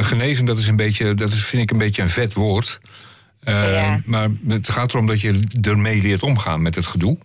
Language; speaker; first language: Dutch; native; Dutch